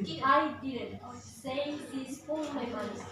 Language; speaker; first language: English; non-native, learner; Indonesian